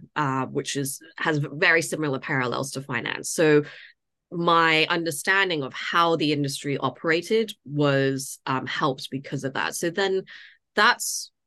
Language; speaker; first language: English; native; English